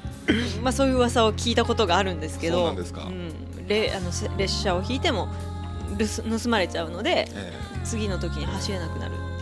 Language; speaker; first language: Japanese; native; Japanese